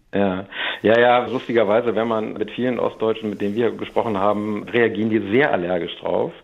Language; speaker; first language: German; native; German